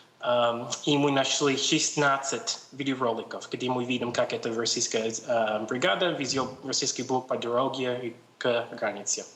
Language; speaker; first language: Russian; non-native, learner; English